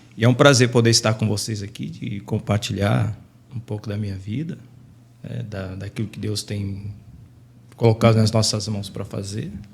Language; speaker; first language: Portuguese; native; Portuguese